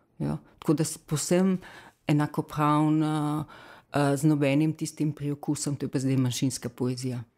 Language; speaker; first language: Slovenian; native; Slovenian